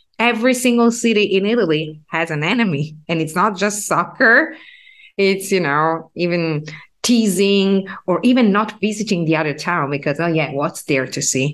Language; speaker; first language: English; non-native, fluent; Italian